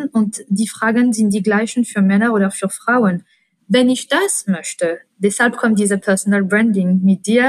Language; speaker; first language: German; non-native, fluent; French